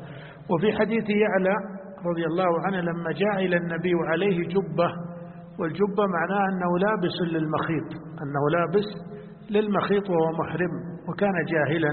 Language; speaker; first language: Arabic; native; Arabic